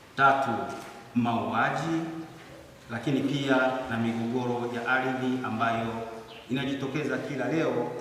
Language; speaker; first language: Swahili; native; Swahili